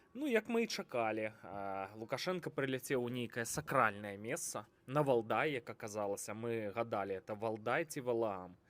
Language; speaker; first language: Belarusian; native; Belarusian